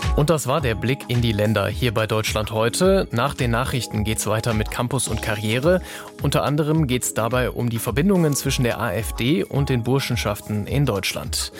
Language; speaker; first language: German; native; German